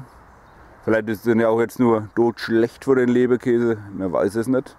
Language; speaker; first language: German; native; German